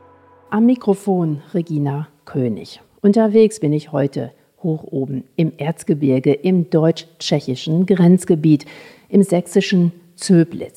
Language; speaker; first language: German; native; German